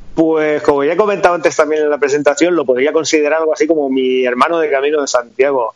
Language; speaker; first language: Spanish; native; Spanish